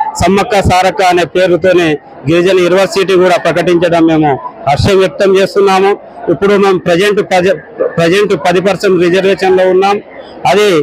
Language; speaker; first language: Telugu; non-native, local second language; Lambadi